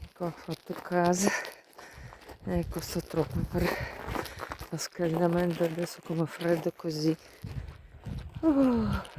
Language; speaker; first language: Italian; non-native, learner; Ukrainian